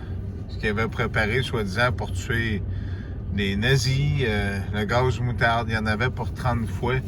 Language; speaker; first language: French; native; French